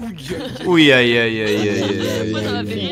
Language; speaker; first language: French; native; French